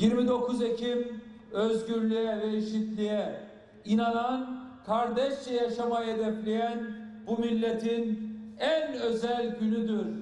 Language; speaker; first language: Turkish; native; Turkish